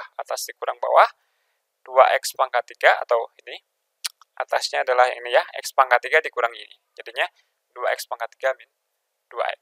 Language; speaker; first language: Indonesian; native; Indonesian